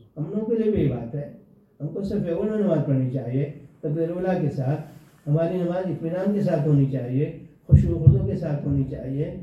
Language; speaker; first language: Urdu; native; Urdu